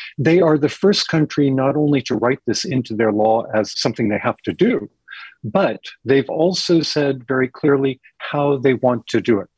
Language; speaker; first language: English; native; English